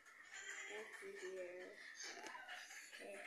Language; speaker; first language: English; non-native, local second language; Filipino